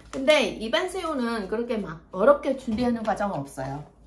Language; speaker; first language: Korean; non-native, fluent; Vietnamese